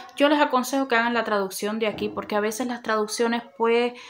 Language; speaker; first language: Spanish; native; Spanish